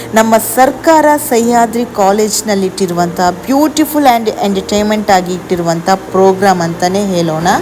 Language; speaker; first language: Kannada; native; Kannada